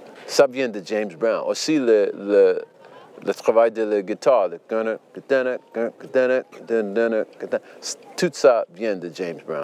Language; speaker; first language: French; non-native, learner; English